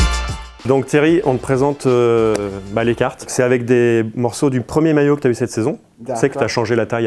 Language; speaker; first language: French; native; French